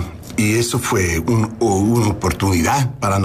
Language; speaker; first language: Spanish; non-native, learner; English